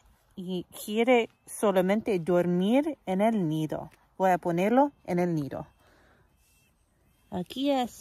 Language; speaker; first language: Spanish; non-native, fluent; English